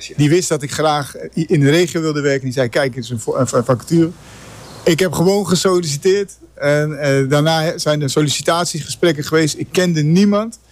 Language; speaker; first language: Dutch; native; Dutch